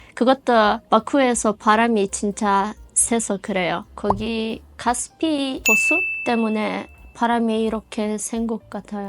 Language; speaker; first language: Korean; non-native, fluent; Azerbaijani